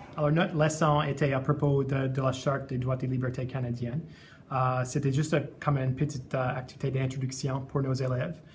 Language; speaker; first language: French; non-native, fluent; English